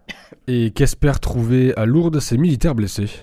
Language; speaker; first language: French; native; French